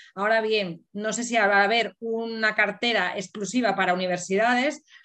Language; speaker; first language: Spanish; native; Spanish